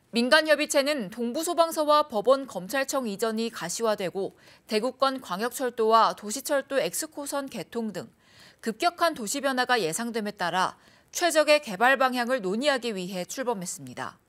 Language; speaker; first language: Korean; native; Korean